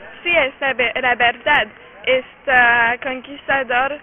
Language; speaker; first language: Spanish; non-native, learner; French